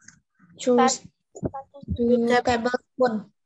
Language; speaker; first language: English; non-native, learner; Indonesian